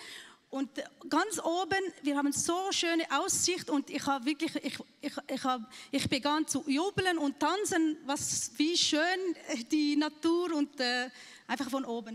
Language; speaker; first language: German; non-native, learner; Arabic